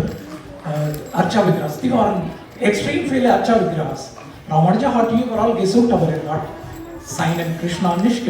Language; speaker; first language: German; non-native, learner; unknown